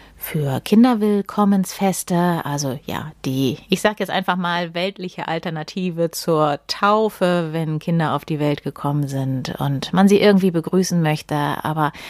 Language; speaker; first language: German; native; German